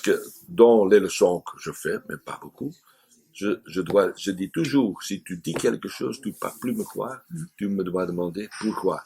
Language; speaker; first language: French; non-native, fluent; Dutch